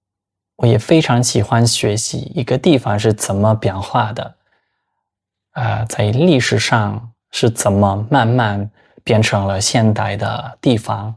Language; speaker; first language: Chinese; non-native, fluent; Spanish